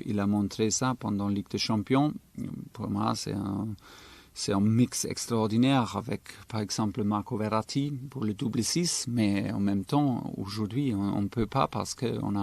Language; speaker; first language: French; non-native, fluent; German